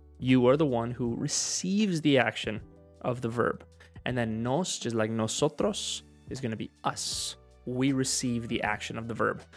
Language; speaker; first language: English; native; English